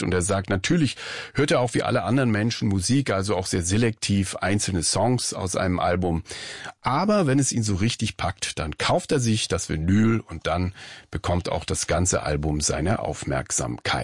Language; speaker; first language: German; native; German